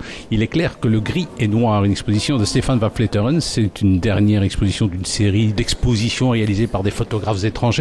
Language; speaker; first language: French; native; French